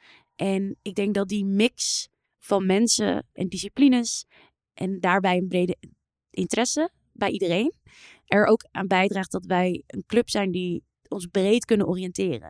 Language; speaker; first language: Dutch; native; Dutch